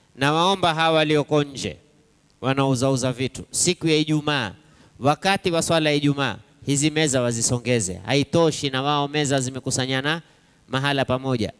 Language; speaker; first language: Swahili; native; Swahili